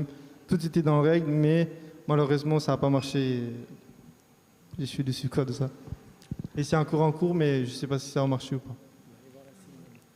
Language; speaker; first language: French; early bilingual, other home language; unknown